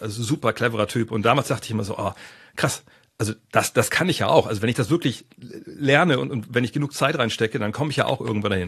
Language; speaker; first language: German; native; German